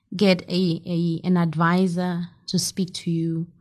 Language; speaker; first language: English; non-native, local second language; Southern Sotho